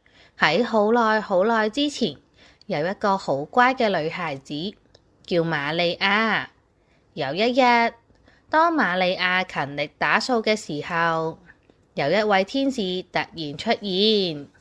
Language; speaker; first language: Chinese; native; Chinese